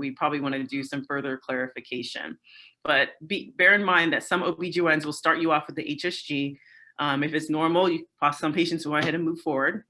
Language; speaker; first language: English; native; English